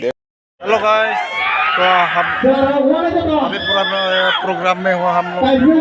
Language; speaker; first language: Hindi; non-native, local second language; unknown